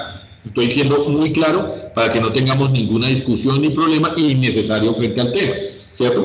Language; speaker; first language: Spanish; native; Spanish